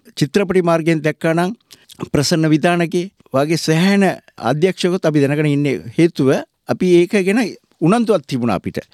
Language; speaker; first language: Sinhala; non-native, local second language; Tamil